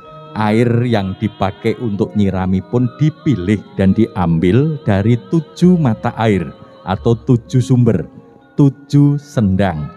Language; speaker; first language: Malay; non-native, local second language; Javanese